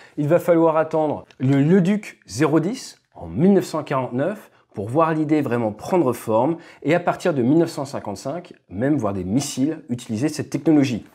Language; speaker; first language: French; native; French